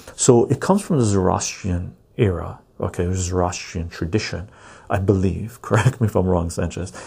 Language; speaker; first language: English; early bilingual, other home language; Persian